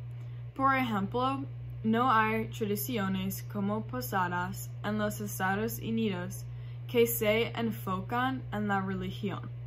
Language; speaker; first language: Spanish; non-native, learner; English